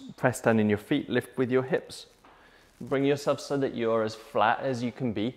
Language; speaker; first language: English; native; English